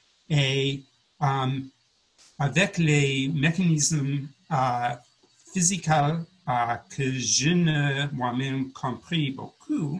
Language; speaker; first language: French; non-native, learner; English